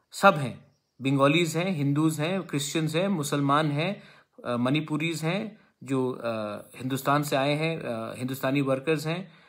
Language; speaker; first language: Hindi; non-native, local second language; Kok Borok